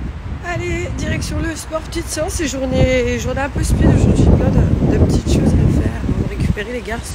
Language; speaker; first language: French; native; French